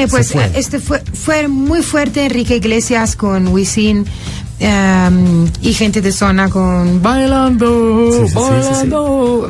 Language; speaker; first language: Spanish; non-native, fluent; Italian